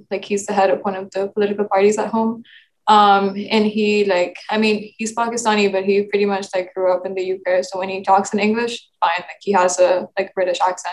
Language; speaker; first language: English; non-native, local second language; Urdu